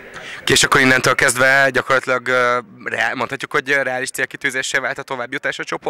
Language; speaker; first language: Hungarian; native; Hungarian